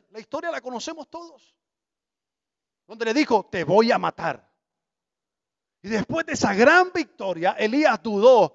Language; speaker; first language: Spanish; native; Spanish